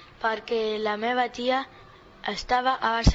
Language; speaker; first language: Catalan; early bilingual, other home language; Spanish